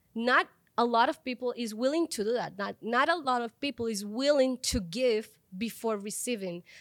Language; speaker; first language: English; non-native, fluent; Spanish